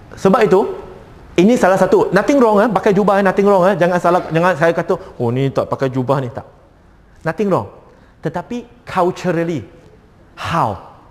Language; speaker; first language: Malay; non-native, local second language; Cantonese